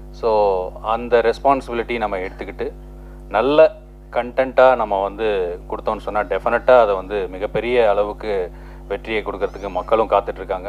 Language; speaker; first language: Tamil; native; Tamil